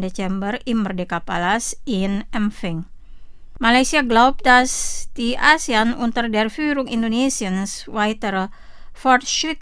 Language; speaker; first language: German; non-native, fluent; Indonesian